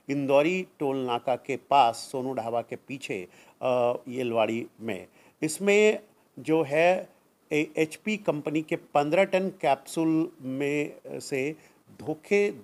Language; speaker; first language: Hindi; non-native, local second language; Marathi